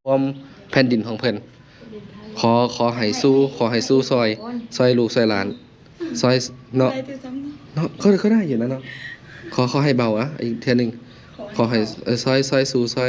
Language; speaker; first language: Thai; non-native, local second language; Northeastern Thai